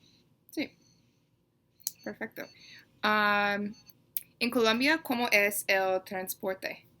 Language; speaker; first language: Spanish; non-native, learner; English